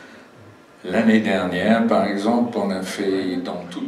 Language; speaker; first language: French; non-native, fluent; English